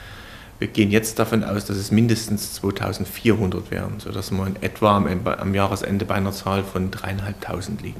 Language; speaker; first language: German; native; German